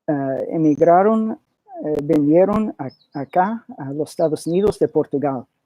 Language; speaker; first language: Spanish; early bilingual, other home language; English